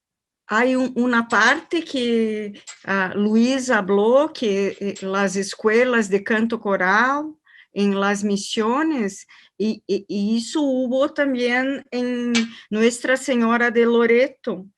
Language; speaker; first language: Spanish; non-native, learner; Portuguese